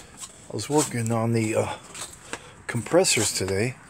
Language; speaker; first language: English; native; English